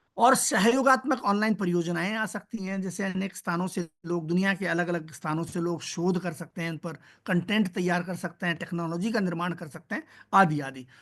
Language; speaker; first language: Hindi; native; Hindi